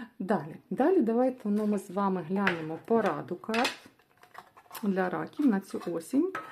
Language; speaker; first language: Ukrainian; non-native, local second language; Russian